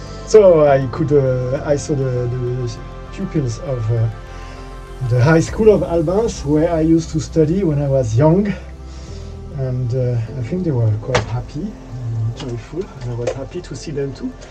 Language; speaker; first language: English; non-native, fluent; French